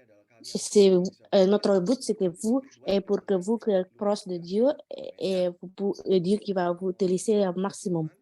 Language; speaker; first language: French; non-native, learner; Indonesian